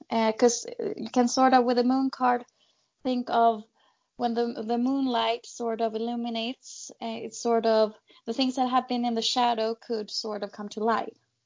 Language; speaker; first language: English; non-native, fluent; Swedish